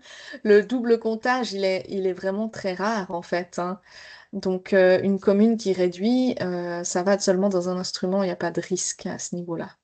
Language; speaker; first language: French; native; French